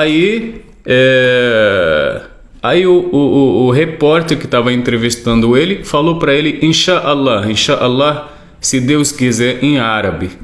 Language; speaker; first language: Portuguese; non-native, fluent; Arabic